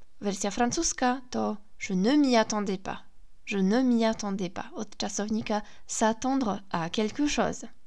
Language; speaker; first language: French; non-native, fluent; Polish